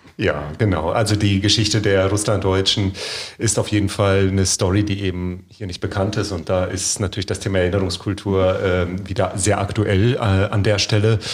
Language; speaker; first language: German; native; German